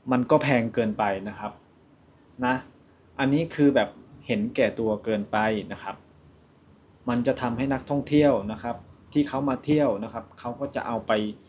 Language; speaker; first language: Thai; native; Thai